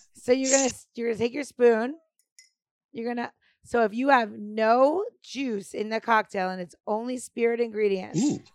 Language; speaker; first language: English; native; English